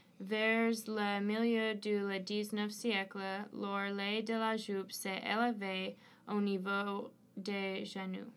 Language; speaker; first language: French; non-native, learner; English